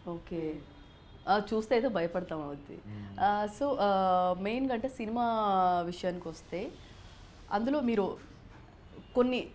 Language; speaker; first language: Telugu; native; Telugu